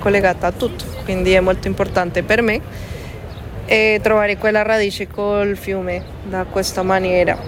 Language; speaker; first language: Italian; non-native, fluent; Spanish